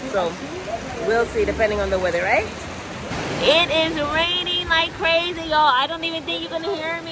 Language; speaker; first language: English; early bilingual, other home language; Spanish